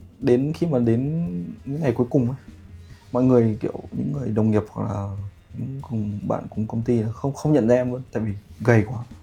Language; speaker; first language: Vietnamese; native; Vietnamese